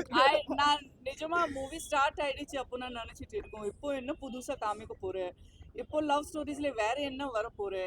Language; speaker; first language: Tamil; non-native, fluent; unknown